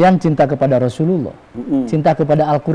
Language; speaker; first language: Indonesian; native; Indonesian